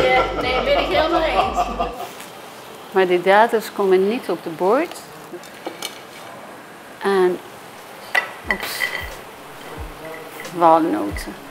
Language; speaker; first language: Dutch; non-native, fluent; Persian